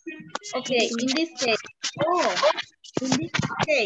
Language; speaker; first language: English; non-native, learner; Spanish